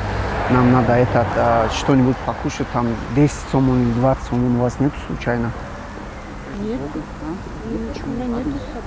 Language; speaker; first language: Russian; non-native, local second language; Tajik